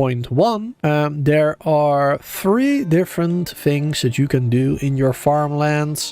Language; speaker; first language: English; native; English